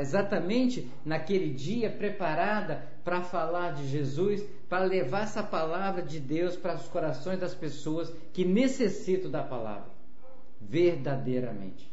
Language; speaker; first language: Portuguese; native; Portuguese